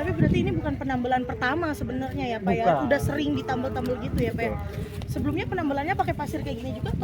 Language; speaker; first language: Indonesian; native; Indonesian